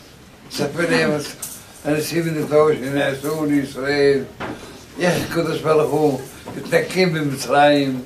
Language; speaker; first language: Hebrew; early bilingual, other home language; Arabic